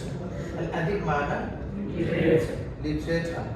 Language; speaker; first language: Arabic; non-native, fluent; Bangla